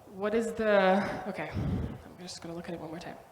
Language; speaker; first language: English; non-native, fluent; Slovak